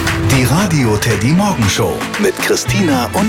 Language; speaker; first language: German; native; German